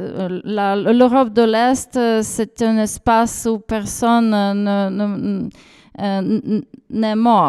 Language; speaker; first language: French; non-native, fluent; Ukrainian